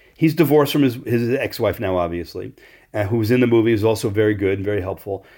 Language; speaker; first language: English; native; English